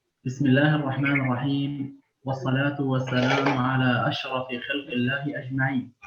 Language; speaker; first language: Arabic; native; Arabic